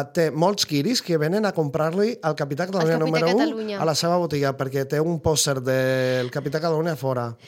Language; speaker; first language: Catalan; non-native, fluent; Spanish